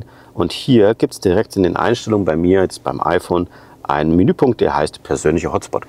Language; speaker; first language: German; native; German